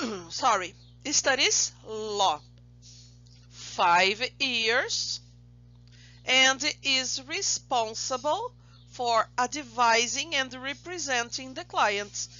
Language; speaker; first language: English; non-native, fluent; Portuguese